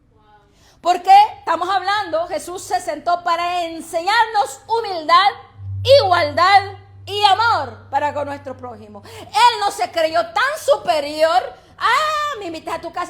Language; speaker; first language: Spanish; native; Spanish